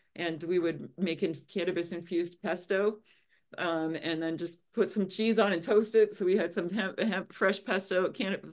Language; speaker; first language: English; native; English